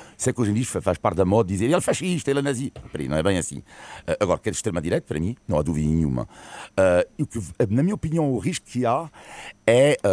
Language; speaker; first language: Portuguese; non-native, fluent; French